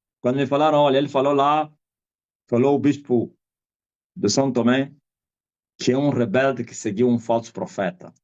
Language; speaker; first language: Portuguese; non-native, local second language; Kongo